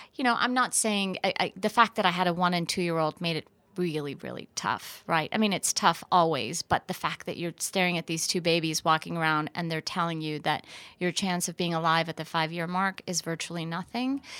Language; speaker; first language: English; early bilingual, other home language; Persian